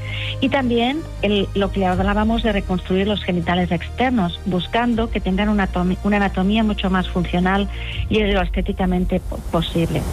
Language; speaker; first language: Spanish; native; Spanish